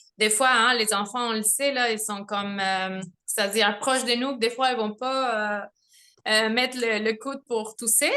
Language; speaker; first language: French; non-native, fluent; Spanish